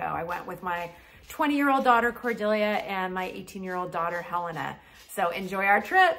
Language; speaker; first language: English; native; English